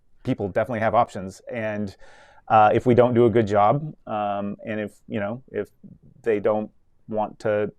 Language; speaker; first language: English; native; English